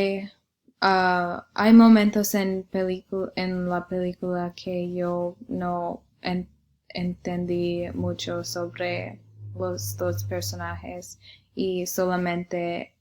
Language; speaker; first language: Spanish; non-native, learner; English